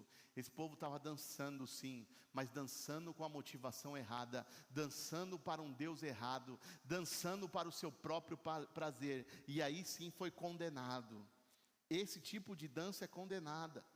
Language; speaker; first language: Portuguese; native; Portuguese